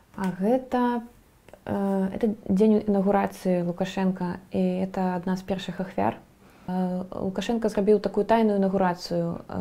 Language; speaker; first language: Belarusian; native; Belarusian